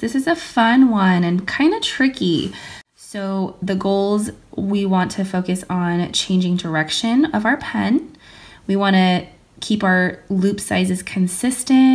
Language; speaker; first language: English; native; English